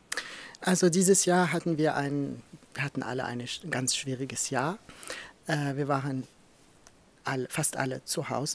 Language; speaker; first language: German; non-native, fluent; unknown